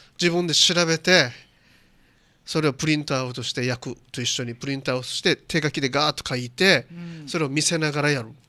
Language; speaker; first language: Japanese; native; Japanese